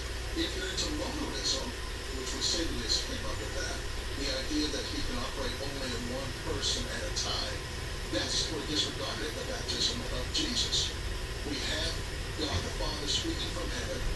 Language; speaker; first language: English; native; English